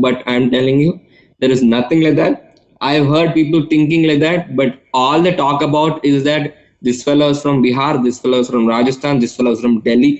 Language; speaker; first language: English; non-native, local second language; Telugu